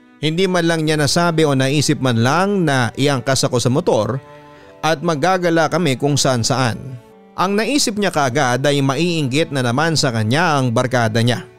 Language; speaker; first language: Filipino; native; Filipino